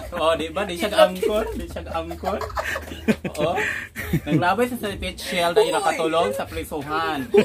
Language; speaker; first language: Filipino; non-native, fluent; Cebuano